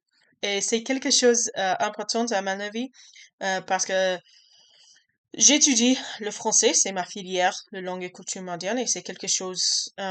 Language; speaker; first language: French; non-native, learner; English